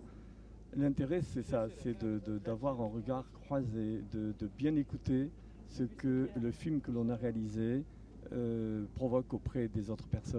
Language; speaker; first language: French; native; French